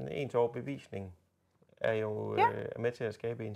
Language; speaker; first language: Danish; native; Danish